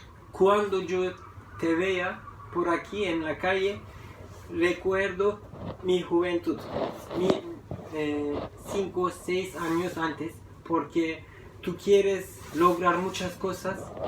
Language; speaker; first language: Spanish; non-native, fluent; Turkish